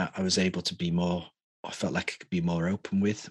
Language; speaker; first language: English; native; English